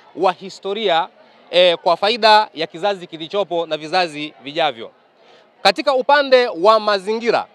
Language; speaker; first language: Swahili; native; Swahili